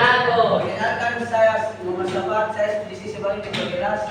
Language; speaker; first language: Indonesian; native; Indonesian